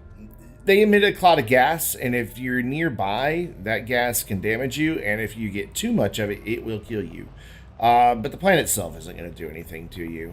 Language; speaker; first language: English; native; English